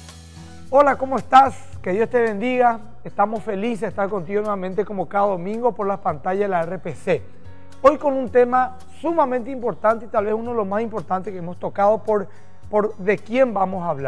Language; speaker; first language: Spanish; native; Spanish